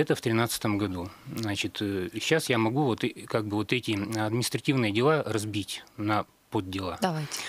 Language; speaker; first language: Russian; native; Russian